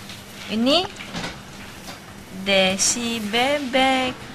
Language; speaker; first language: Indonesian; native; Indonesian